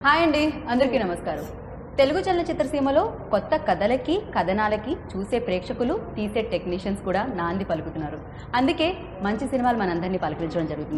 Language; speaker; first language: Telugu; native; Telugu